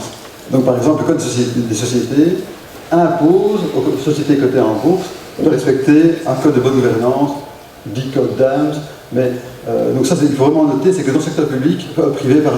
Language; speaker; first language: French; native; French